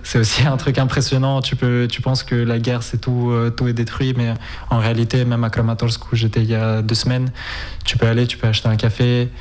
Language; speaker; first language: French; non-native, fluent; Spanish